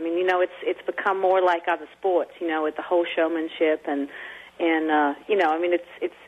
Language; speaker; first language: English; native; English